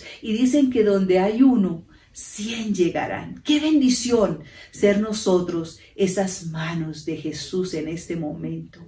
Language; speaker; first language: Spanish; native; Spanish